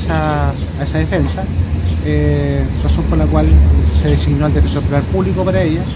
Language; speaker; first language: Spanish; native; Spanish